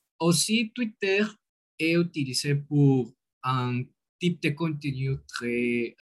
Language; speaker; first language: French; non-native, learner; Spanish